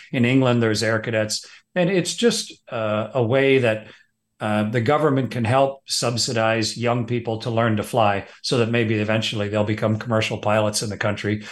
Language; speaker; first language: English; native; English